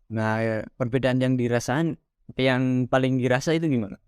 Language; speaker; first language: Indonesian; native; Indonesian